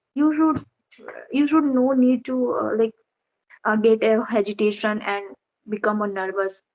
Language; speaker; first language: English; non-native, learner; Odia